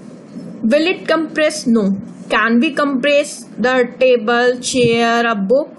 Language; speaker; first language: English; non-native, local second language; Hindi